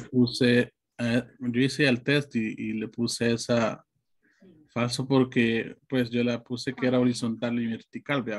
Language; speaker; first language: Spanish; native; Spanish